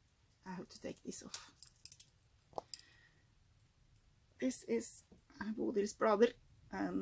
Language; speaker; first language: English; non-native, learner; Norwegian